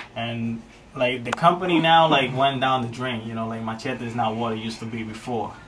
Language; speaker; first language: English; native; English